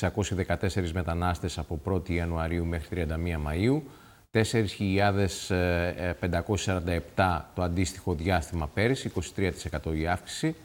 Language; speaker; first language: Greek; native; Greek